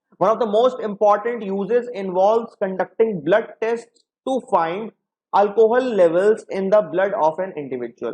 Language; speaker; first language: English; non-native, local second language; Hindi